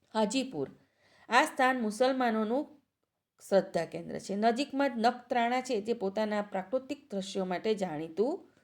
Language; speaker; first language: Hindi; non-native, local second language; Gujarati